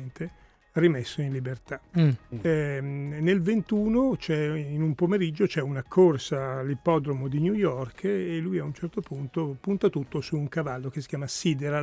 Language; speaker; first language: Italian; native; Italian